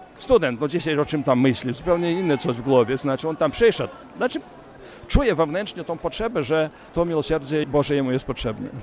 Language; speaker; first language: Polish; early bilingual, heritage; Polish